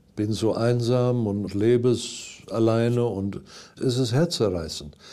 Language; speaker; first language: German; non-native, fluent; English